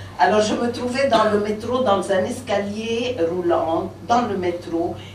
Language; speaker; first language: French; non-native, local second language; Arabic